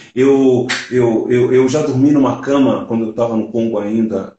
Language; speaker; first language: Portuguese; early bilingual, other home language; Swahili